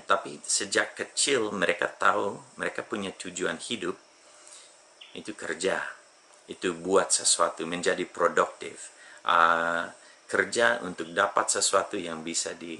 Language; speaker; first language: Indonesian; non-native, fluent; English